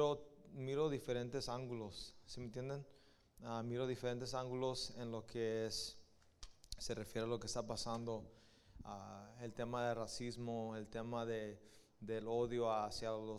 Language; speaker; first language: Spanish; early bilingual, heritage; Spanish